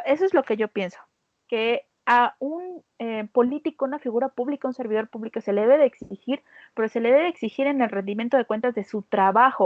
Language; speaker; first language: Spanish; native; Spanish